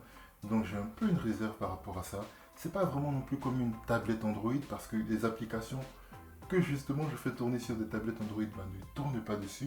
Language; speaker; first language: French; native; French